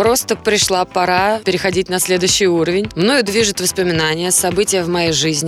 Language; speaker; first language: Russian; native; Russian